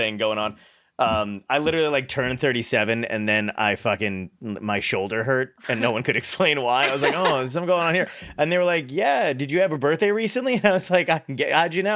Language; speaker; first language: English; native; English